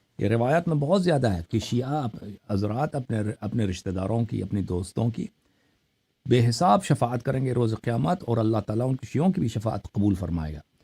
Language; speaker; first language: Urdu; non-native, fluent; Persian